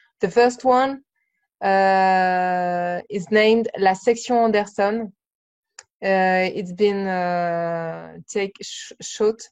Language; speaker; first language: English; non-native, learner; French